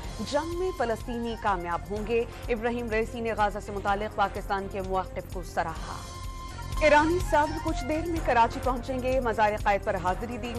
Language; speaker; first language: Urdu; native; Urdu